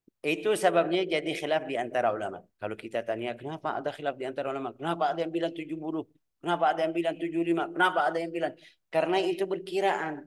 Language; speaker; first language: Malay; non-native, fluent; Arabic